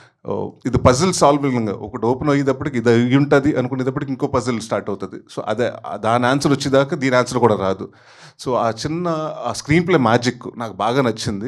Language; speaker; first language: Telugu; native; Telugu